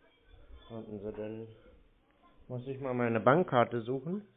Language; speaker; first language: German; native; German